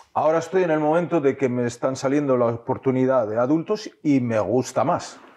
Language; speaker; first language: Spanish; early bilingual, heritage; French